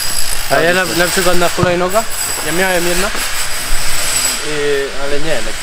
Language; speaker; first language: Polish; non-native, learner; Spanish